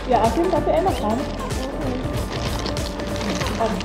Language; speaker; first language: Indonesian; native; Indonesian